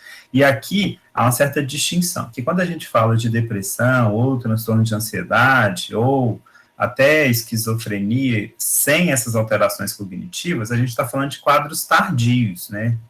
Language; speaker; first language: Portuguese; native; Portuguese